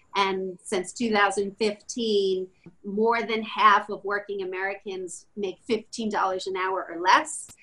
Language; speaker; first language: English; native; English